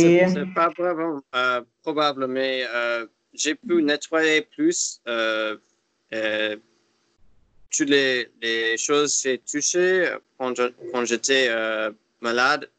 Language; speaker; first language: French; non-native, learner; English